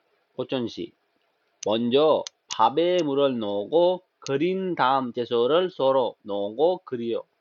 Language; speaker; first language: Korean; non-native, fluent; Sinhala